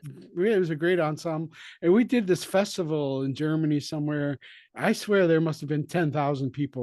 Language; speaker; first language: English; native; English